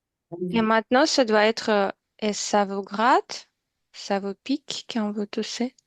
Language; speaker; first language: French; non-native, learner; Ukrainian